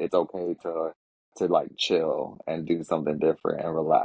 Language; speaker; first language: English; native; English